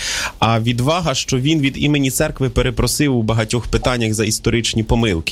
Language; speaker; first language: Ukrainian; native; Ukrainian